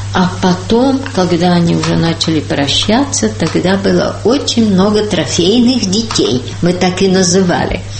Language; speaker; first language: Russian; early bilingual, heritage; Russian